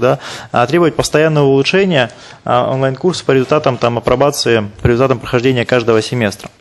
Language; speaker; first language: Russian; native; Russian